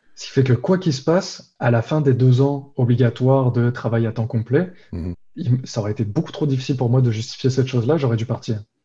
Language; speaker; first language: French; native; French